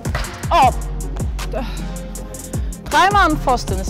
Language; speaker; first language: German; non-native, learner; Portuguese